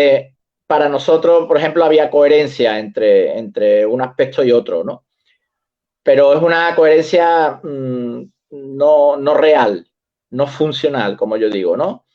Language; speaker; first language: Spanish; native; Spanish